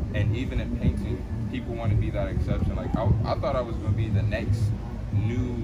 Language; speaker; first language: English; native; English